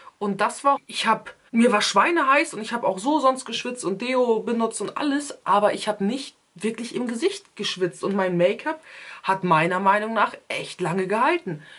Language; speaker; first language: German; early bilingual, other home language; Turkish